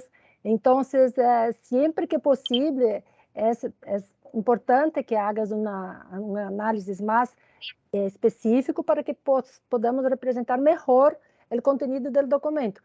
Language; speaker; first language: Spanish; non-native, fluent; Portuguese